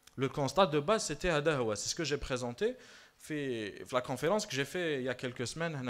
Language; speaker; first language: French; non-native, local second language; Arabic